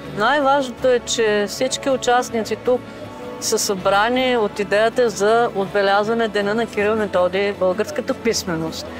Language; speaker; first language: Bulgarian; early bilingual, heritage; Bulgarian